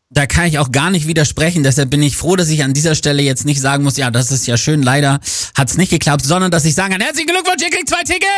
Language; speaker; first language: German; native; German